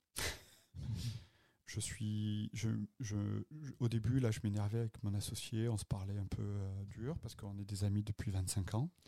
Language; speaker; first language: French; native; French